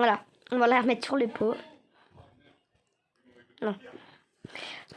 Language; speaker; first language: French; native; French